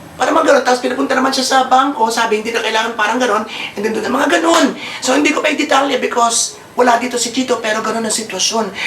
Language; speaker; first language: Filipino; native; Filipino